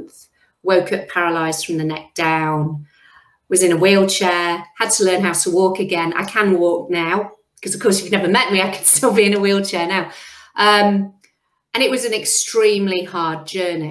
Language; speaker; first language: English; native; English